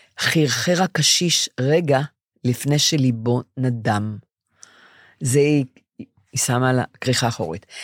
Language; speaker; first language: Hebrew; native; Hebrew